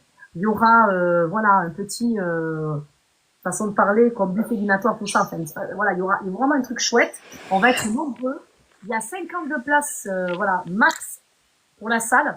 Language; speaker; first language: French; native; French